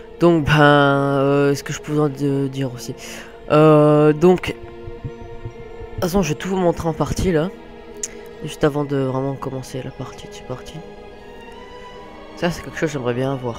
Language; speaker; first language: French; native; French